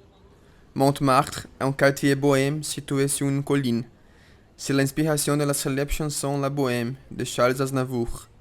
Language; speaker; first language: French; non-native, learner; Portuguese